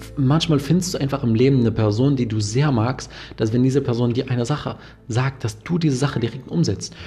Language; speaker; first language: German; non-native, fluent; Arabic